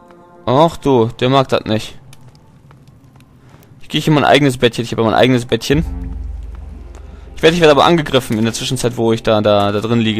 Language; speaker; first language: German; native; German